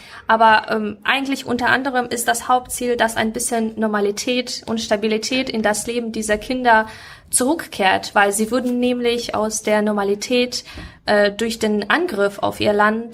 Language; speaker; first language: German; non-native, fluent; Ukrainian